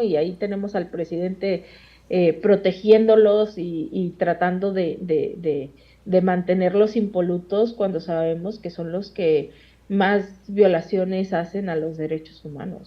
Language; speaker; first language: Spanish; native; Spanish